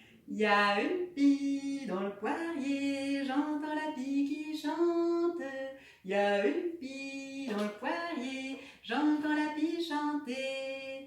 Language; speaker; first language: French; native; French